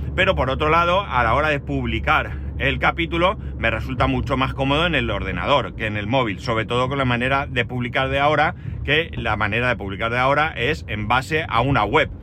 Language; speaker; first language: Spanish; native; Spanish